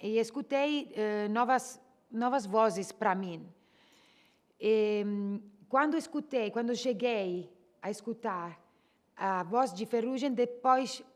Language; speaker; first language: Portuguese; non-native, fluent; Italian